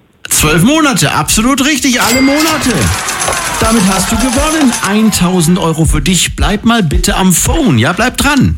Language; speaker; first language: German; native; German